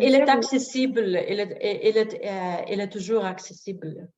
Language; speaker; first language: French; non-native, learner; Russian